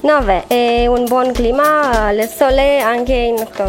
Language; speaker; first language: Italian; non-native, learner; Romanian